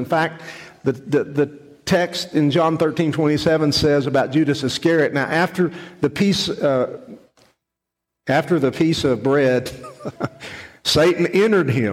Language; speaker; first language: English; native; English